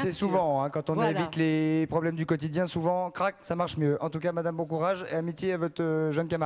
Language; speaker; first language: French; native; French